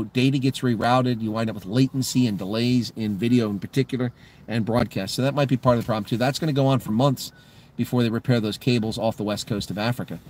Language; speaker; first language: English; native; English